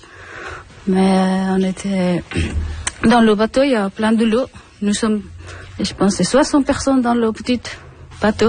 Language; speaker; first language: French; non-native, learner; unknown